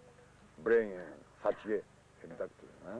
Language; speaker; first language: English; non-native, learner; Japanese